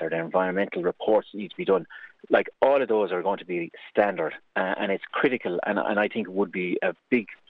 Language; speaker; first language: English; native; English